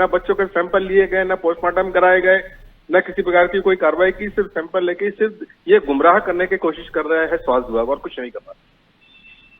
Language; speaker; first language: Hindi; native; Hindi